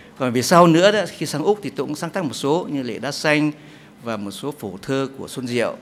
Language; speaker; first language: Vietnamese; native; Vietnamese